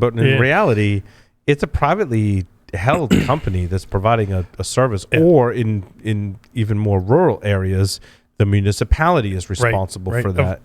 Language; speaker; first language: English; native; English